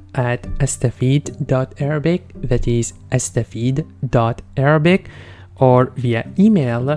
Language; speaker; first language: English; non-native, fluent; Arabic